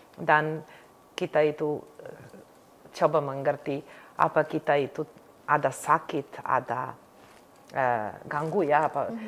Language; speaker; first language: Indonesian; non-native, learner; Serbian